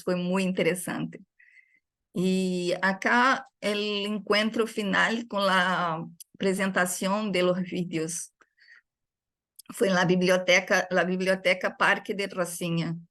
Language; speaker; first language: Spanish; non-native, fluent; Portuguese